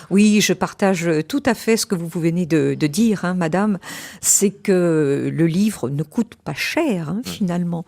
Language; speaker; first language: French; native; French